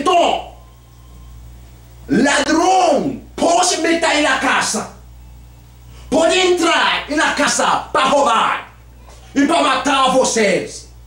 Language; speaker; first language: Portuguese; non-native, learner; Haitian Creole